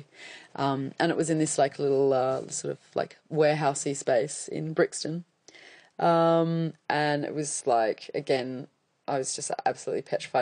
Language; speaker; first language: English; native; English